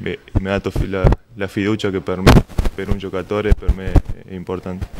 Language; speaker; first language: Italian; non-native, learner; Spanish